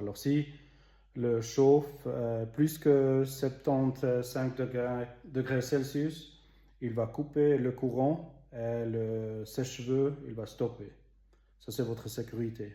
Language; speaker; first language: French; non-native, local second language; German